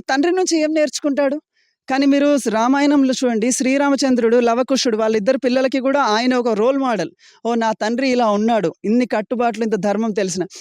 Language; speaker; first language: Telugu; native; Telugu